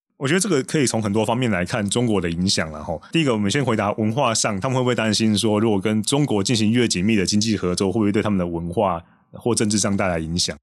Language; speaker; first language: Chinese; native; Chinese